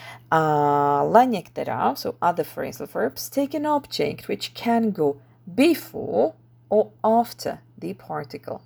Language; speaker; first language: English; non-native, fluent; Czech